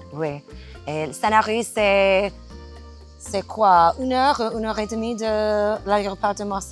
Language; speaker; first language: French; non-native, fluent; English